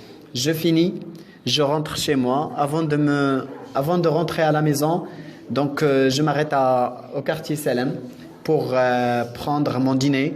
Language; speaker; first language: French; non-native, local second language; Arabic